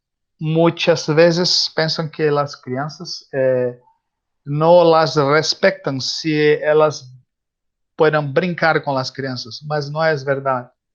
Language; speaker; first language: Spanish; non-native, learner; Portuguese